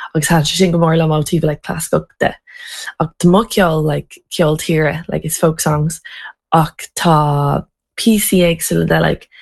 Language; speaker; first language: Irish; non-native, local second language; English